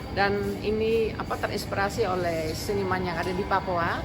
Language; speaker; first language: Indonesian; non-native, fluent; Dutch